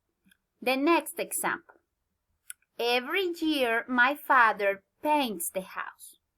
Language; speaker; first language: English; non-native, learner; Spanish